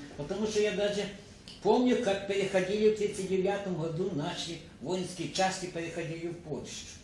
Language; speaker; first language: Russian; non-native, local second language; Ukrainian